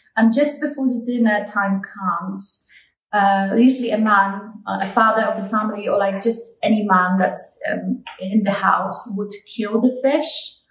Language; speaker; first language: English; non-native, fluent; Polish